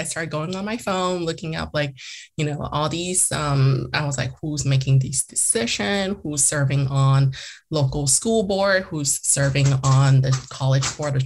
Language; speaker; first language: English; early bilingual, other home language; Chinese